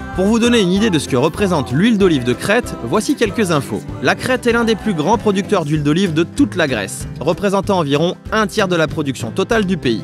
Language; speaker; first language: French; native; French